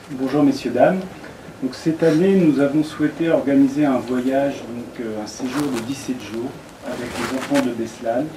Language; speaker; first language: French; native; French